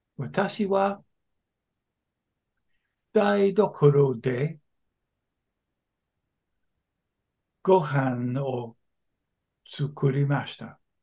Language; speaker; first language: Japanese; non-native, learner; English